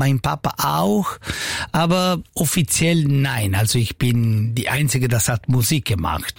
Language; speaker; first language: German; non-native, local second language; Italian